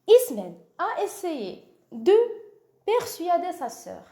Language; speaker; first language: French; non-native, local second language; Arabic